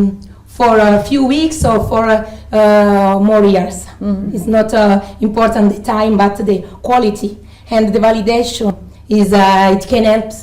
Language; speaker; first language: English; non-native, fluent; Italian